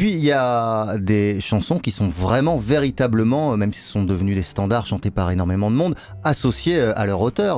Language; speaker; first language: French; native; French